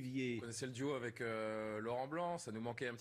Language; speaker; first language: French; native; French